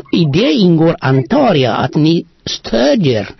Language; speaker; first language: Swedish; non-native, fluent; Amharic